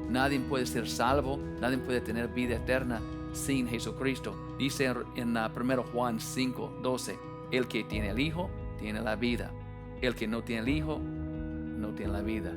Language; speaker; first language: Spanish; non-native, fluent; English